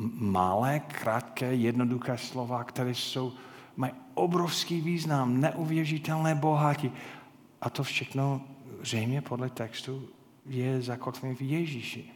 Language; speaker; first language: Czech; non-native, fluent; English